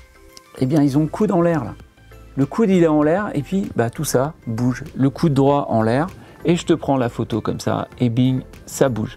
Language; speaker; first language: French; native; French